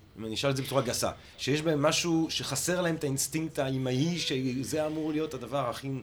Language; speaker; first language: Hebrew; non-native, fluent; English